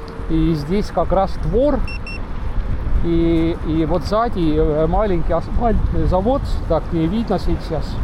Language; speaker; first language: Russian; non-native, local second language; Estonian